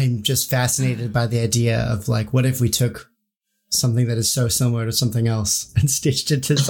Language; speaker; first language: English; native; English